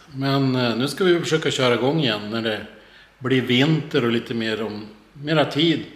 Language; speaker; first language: Swedish; native; Swedish